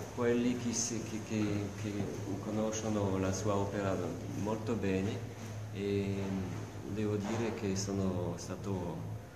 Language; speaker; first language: Italian; non-native, fluent; French